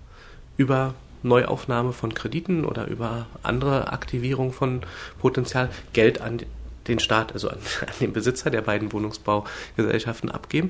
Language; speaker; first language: German; native; German